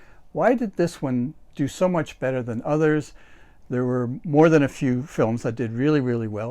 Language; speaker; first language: English; native; English